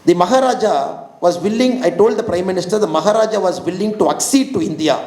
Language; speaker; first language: English; non-native, local second language; Tamil